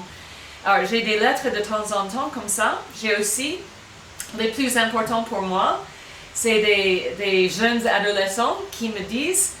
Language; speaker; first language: French; non-native, fluent; English